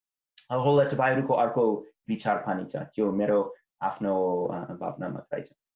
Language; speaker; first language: Nepali; non-native, fluent; English